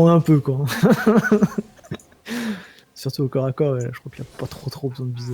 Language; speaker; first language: French; native; French